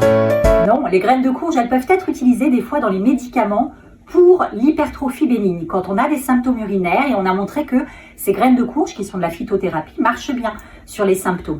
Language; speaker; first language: French; native; French